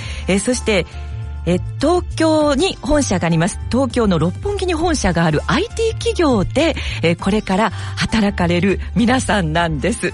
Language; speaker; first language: Japanese; native; Japanese